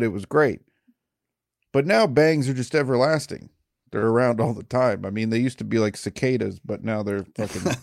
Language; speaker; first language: English; native; English